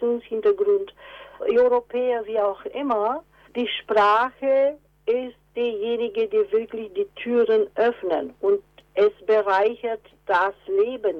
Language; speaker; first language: German; non-native, fluent; Romanian